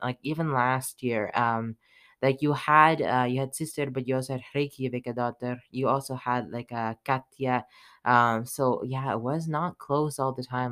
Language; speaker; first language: English; native; English